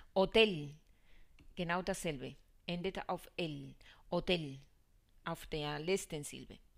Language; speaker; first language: German; non-native, fluent; Spanish